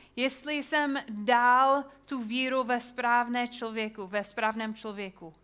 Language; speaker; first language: Czech; non-native, fluent; English